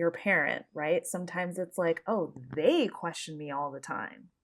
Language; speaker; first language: English; native; English